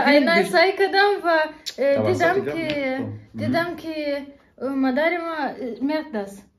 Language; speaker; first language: Persian; non-native, learner; German